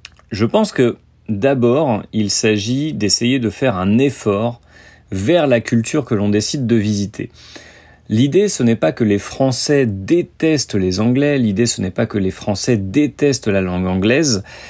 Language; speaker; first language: French; native; French